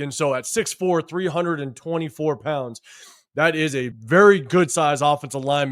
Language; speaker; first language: English; native; English